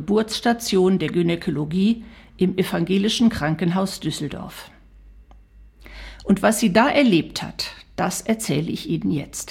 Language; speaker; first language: German; native; German